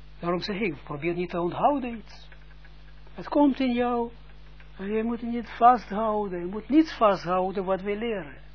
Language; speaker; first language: Dutch; non-native, fluent; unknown